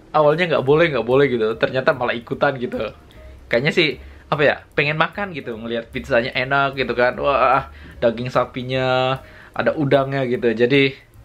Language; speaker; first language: Indonesian; native; Indonesian